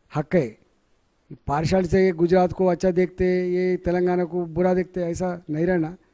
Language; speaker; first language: Hindi; non-native, local second language; Telugu